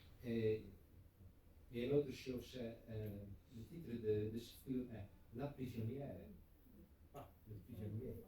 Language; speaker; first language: French; non-native, learner; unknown